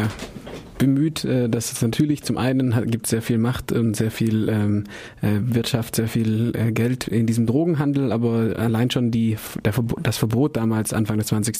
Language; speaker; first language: German; native; German